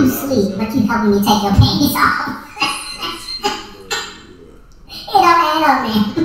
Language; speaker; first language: English; native; English